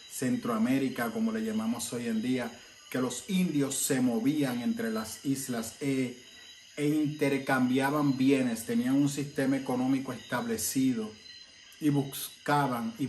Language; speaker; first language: Spanish; native; Spanish